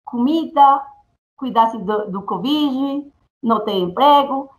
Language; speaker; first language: Portuguese; non-native, fluent; Spanish